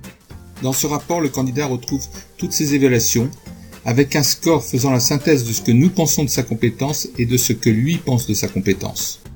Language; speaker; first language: French; native; French